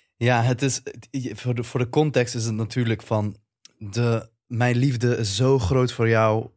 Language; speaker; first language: Dutch; early bilingual, other home language; Turkish